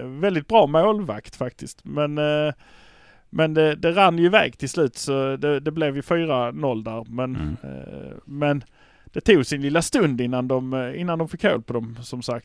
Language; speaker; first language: Swedish; native; Swedish